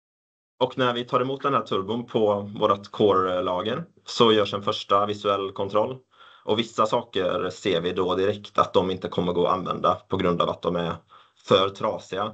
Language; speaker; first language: Swedish; native; Swedish